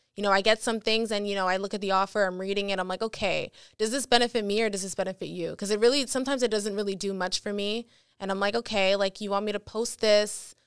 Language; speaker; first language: English; native; English